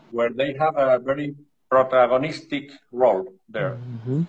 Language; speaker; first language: English; non-native, learner; Spanish